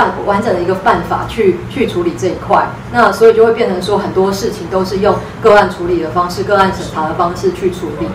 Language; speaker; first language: Chinese; native; Chinese